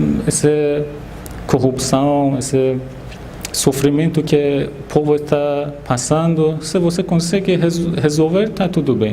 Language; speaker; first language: Portuguese; non-native, fluent; Persian